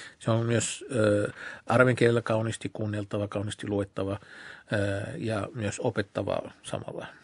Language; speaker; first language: Finnish; non-native, fluent; Arabic